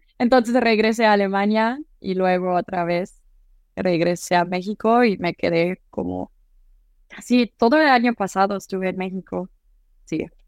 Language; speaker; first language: Spanish; non-native, fluent; German